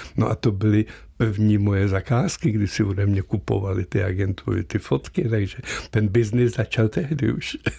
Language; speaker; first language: Czech; early bilingual, other home language; Slovenian